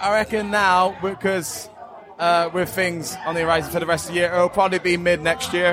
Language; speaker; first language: English; native; English